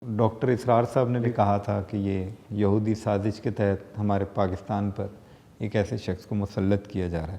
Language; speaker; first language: Urdu; native; Urdu